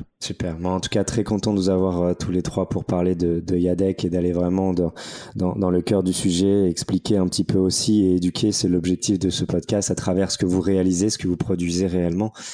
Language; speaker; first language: French; native; French